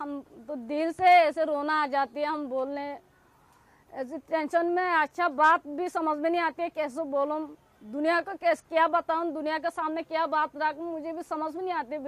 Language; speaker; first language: Hindi; non-native, fluent; Rohingya